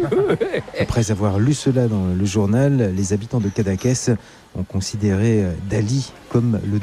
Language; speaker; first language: French; native; French